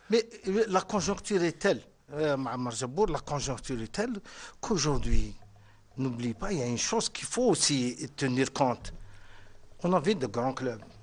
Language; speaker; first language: French; non-native, local second language; Arabic